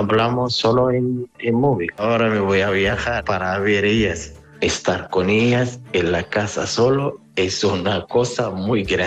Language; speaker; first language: Spanish; non-native, learner; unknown